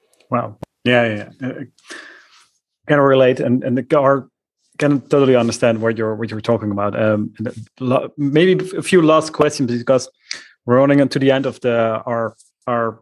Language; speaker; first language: English; non-native, fluent; Dutch